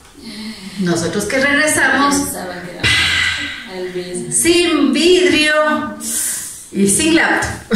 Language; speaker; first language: Spanish; native; Spanish